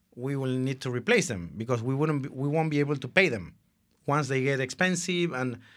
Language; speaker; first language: English; non-native, fluent; Spanish